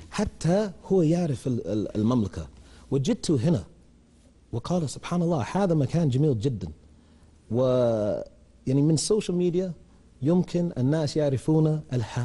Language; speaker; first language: Arabic; non-native, learner; English